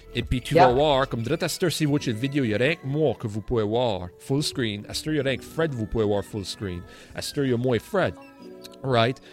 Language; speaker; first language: French; native; French